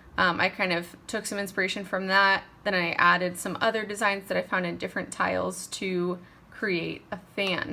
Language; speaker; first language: English; native; English